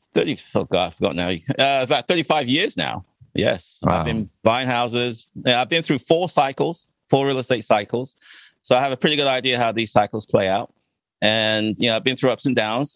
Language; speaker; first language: English; native; English